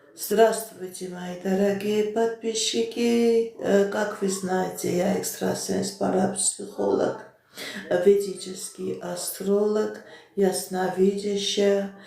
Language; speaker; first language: Russian; non-native, fluent; Armenian